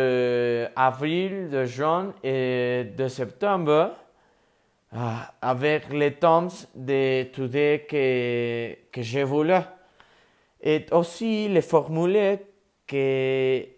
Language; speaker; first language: French; non-native, learner; Spanish